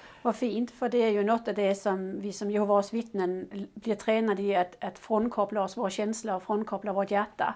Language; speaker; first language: Swedish; non-native, fluent; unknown